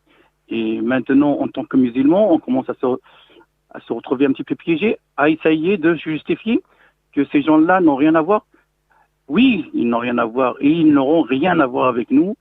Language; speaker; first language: French; non-native, local second language; Arabic